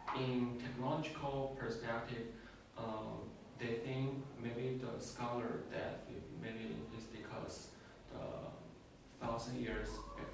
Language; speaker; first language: English; non-native, learner; Chinese